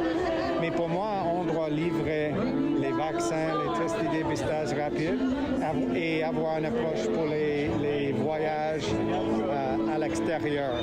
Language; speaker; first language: French; non-native, local second language; English